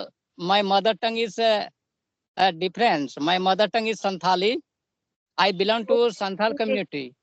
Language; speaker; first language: English; non-native, learner; Santali